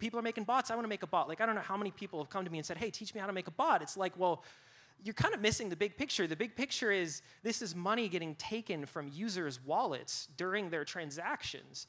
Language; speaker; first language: English; native; English